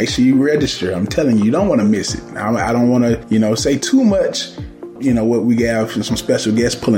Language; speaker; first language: English; native; English